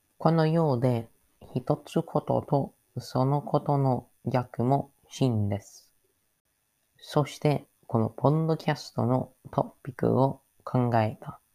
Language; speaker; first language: Japanese; non-native, learner; English